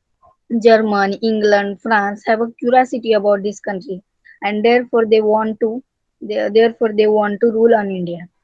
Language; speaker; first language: English; non-native, learner; Marathi